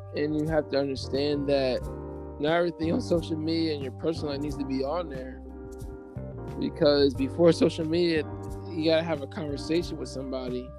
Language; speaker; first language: English; native; English